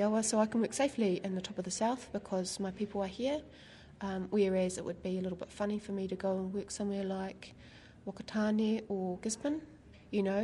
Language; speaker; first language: English; native; English